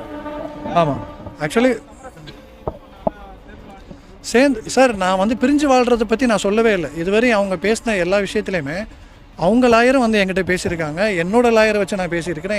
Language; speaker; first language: Tamil; native; Tamil